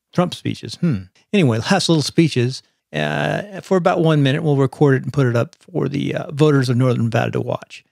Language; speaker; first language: English; native; English